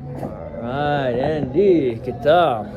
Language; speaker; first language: Spanish; non-native, learner; English